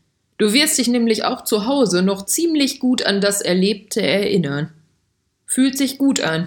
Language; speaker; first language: German; native; German